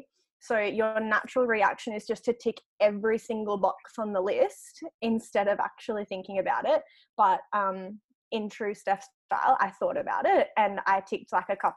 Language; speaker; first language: English; native; English